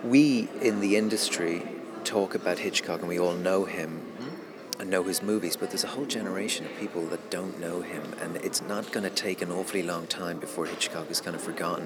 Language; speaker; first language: English; native; English